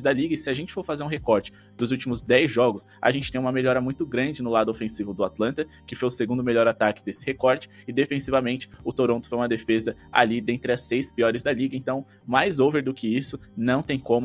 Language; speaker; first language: Portuguese; native; Portuguese